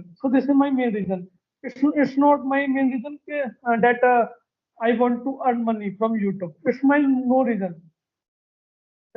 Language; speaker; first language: English; non-native, learner; Hindi